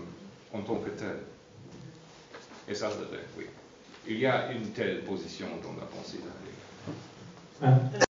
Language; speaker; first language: French; non-native, fluent; German